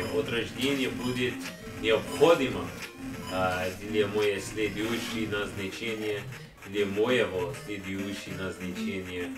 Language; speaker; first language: Russian; non-native, learner; English